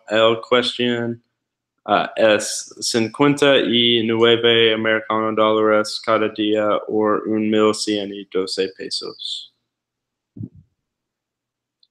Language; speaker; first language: Spanish; non-native, learner; English